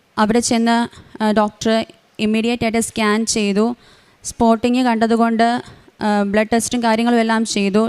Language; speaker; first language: Malayalam; native; Malayalam